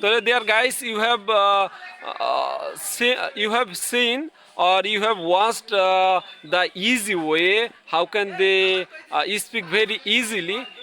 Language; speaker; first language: English; non-native, local second language; Bangla